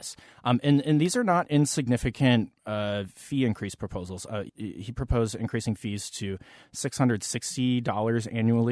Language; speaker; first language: English; native; English